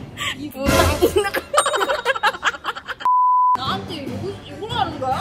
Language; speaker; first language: Korean; non-native, learner; Filipino